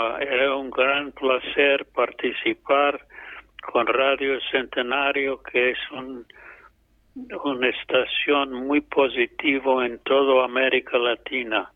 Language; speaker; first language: Spanish; non-native, fluent; English